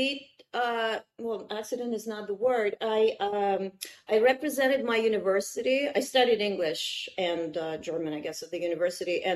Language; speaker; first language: English; non-native, fluent; Russian